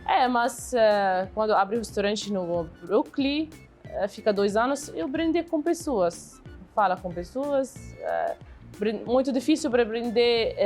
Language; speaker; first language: Portuguese; non-native, learner; Arabic